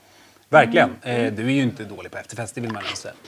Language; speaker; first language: Swedish; native; Swedish